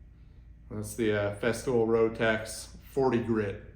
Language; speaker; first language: English; native; English